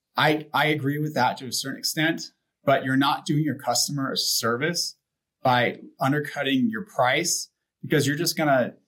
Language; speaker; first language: English; native; English